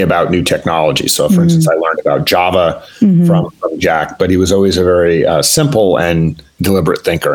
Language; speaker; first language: English; native; English